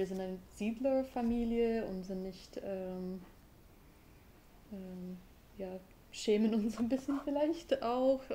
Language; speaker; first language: German; non-native, fluent; English